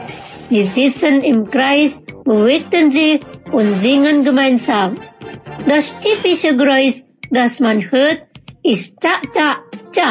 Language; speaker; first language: German; non-native, fluent; Indonesian